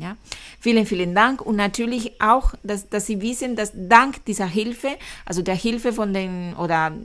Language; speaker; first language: German; non-native, fluent; Spanish